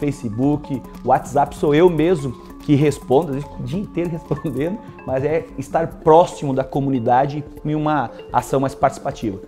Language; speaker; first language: Portuguese; native; Portuguese